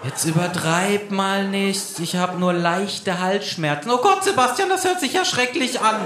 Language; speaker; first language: German; native; German